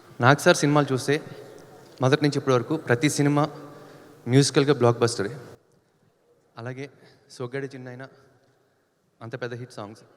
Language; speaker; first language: Telugu; native; Telugu